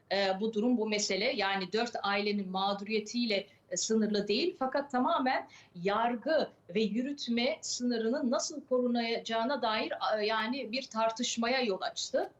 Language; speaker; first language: Turkish; early bilingual, other home language; French